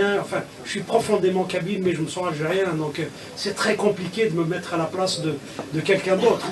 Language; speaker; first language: French; non-native, local second language; Kabyle